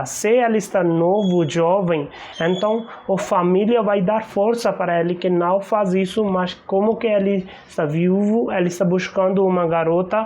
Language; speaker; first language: Portuguese; non-native, learner; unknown